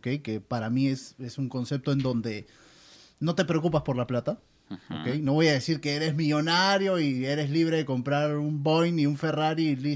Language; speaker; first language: Spanish; native; Spanish